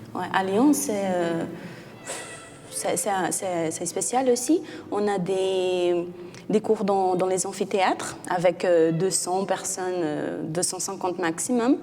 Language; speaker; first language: French; non-native, fluent; Portuguese